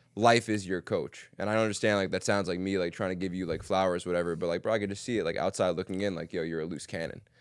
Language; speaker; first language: English; native; English